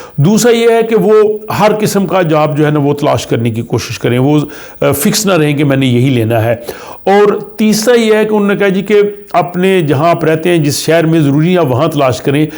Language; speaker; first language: Urdu; native; Urdu